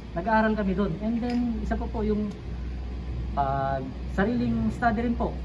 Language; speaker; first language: Filipino; non-native, local second language; Pampanga